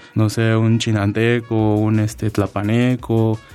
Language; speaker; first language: Spanish; native; Spanish